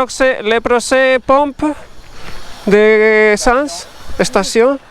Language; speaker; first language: French; non-native, learner; Spanish